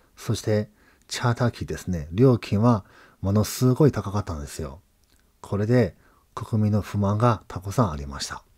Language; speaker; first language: Japanese; non-native, fluent; Chinese